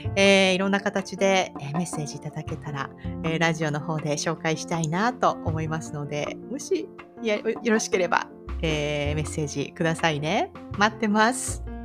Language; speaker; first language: Japanese; native; Japanese